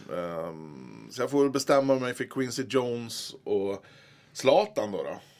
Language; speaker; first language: Swedish; native; Swedish